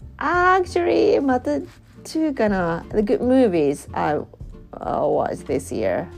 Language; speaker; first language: English; non-native, learner; Japanese